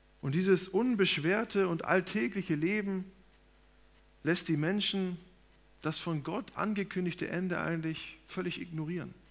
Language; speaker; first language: German; native; German